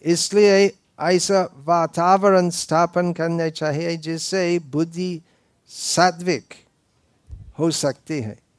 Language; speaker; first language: Hindi; non-native, fluent; English